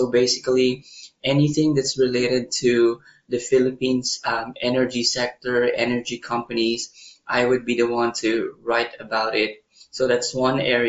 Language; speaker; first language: English; non-native, local second language; Filipino